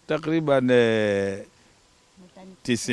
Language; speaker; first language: Arabic; non-native, fluent; Swahili